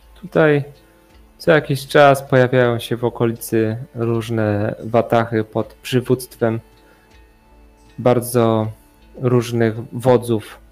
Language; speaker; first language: Polish; native; Polish